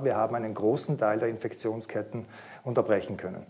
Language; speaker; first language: German; native; German